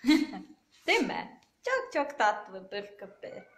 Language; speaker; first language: Turkish; non-native, learner; Serbian